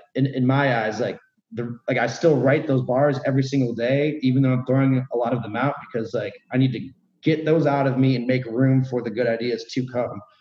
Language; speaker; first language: English; native; English